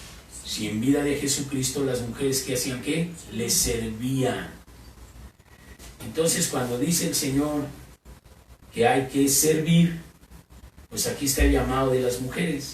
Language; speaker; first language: Spanish; native; Spanish